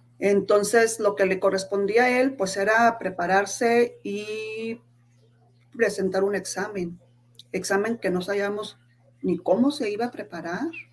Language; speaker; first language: Spanish; native; Spanish